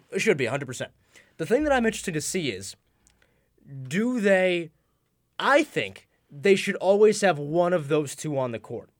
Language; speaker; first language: English; native; English